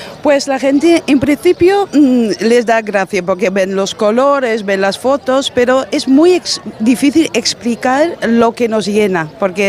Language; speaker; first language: Spanish; non-native, fluent; Dutch